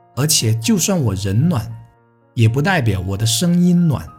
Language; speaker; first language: Chinese; non-native, local second language; Cantonese